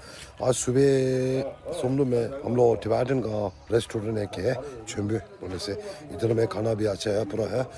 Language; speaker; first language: Hindi; non-native, local second language; Tibetan